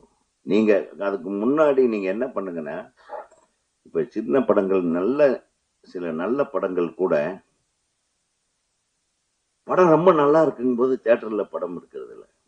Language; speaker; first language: Tamil; native; Tamil